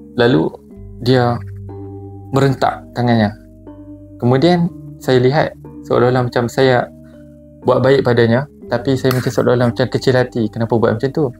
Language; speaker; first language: Malay; native; Malay